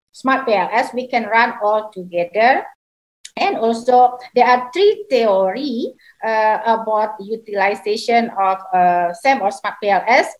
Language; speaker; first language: English; non-native, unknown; Indonesian